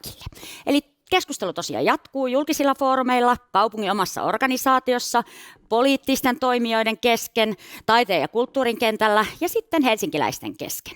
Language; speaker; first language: Finnish; native; Finnish